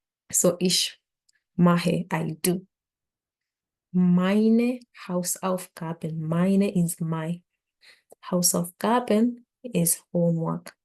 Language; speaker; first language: German; non-native, learner; English